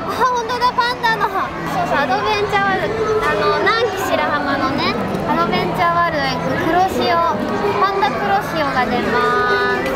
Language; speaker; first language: Japanese; native; Japanese